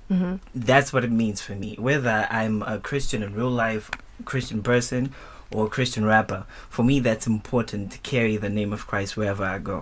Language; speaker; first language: English; non-native, local second language; Shona